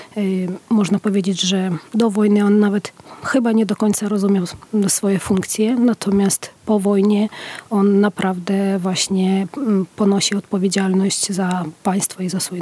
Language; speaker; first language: Polish; non-native, fluent; Ukrainian